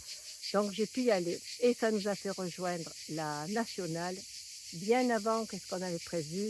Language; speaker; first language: French; native; French